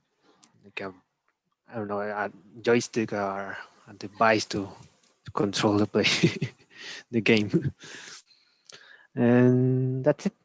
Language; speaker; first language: English; non-native, learner; Spanish